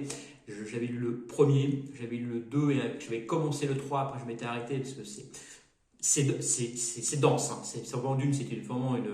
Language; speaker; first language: French; native; French